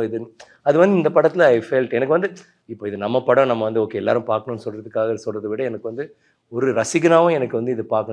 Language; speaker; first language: Tamil; native; Tamil